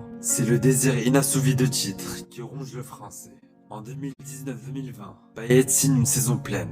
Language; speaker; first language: French; native; French